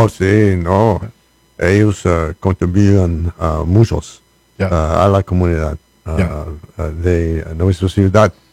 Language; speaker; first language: Spanish; non-native, learner; English